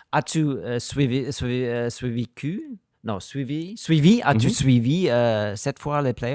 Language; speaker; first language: French; non-native, learner; German